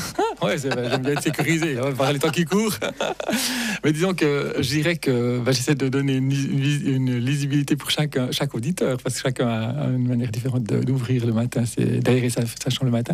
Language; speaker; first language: French; native; French